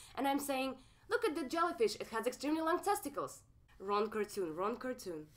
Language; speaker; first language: English; non-native, fluent; Russian